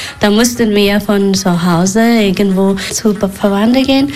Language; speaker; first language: German; non-native, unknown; Persian